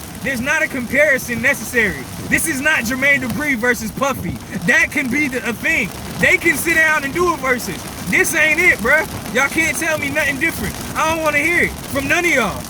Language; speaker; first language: English; native; English